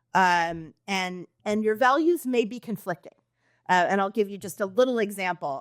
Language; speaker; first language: English; native; English